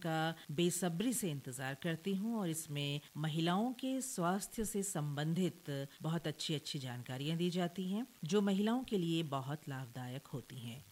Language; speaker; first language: Hindi; native; Hindi